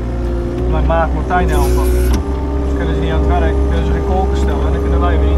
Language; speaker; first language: Dutch; native; Dutch